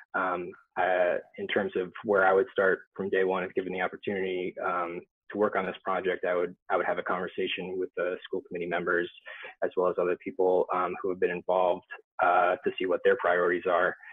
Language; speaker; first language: English; native; English